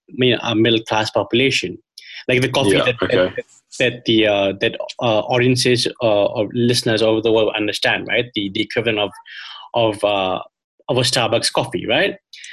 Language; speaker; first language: English; non-native, local second language; Khasi